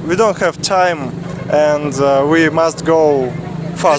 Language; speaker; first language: English; non-native, learner; Russian